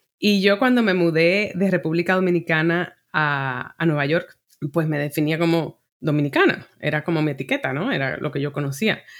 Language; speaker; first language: Spanish; native; Spanish